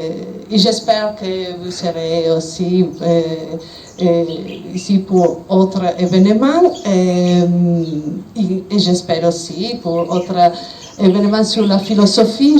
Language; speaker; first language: French; non-native, learner; Italian